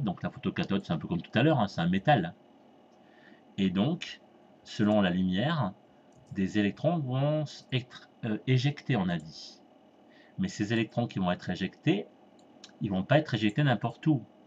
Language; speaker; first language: French; native; French